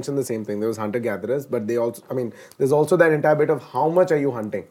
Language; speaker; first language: English; non-native, local second language; Malayalam